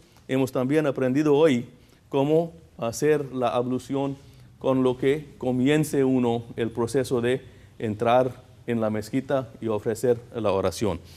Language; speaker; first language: Spanish; non-native, fluent; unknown